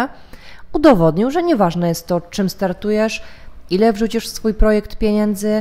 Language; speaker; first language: Polish; native; Polish